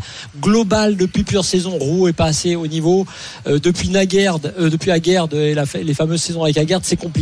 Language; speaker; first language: French; native; French